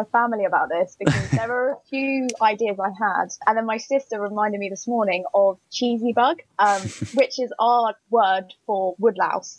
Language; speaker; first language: English; native; English